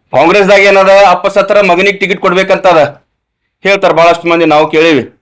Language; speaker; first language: Kannada; non-native, local second language; Urdu